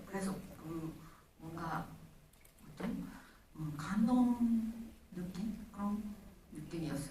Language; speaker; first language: Korean; non-native, learner; Japanese